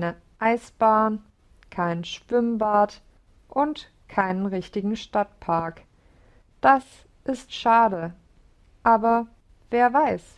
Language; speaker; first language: German; non-native, learner; English